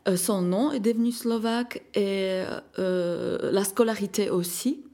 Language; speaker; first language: French; non-native, fluent; Slovak